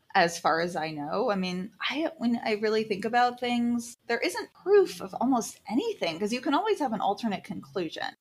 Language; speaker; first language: English; native; English